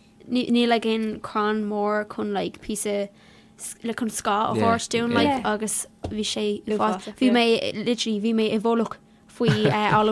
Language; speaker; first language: Irish; non-native, local second language; English